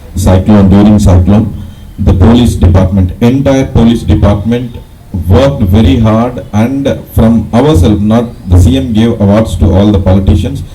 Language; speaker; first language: English; non-native, local second language; Telugu